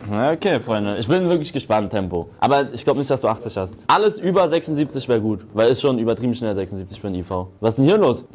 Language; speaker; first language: German; native; German